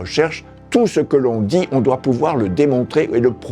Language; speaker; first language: French; native; French